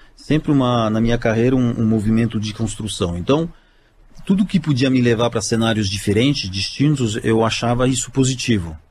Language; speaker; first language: Portuguese; non-native, fluent; French